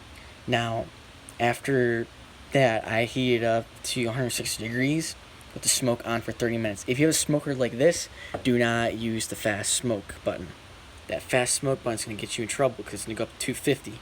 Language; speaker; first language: English; native; English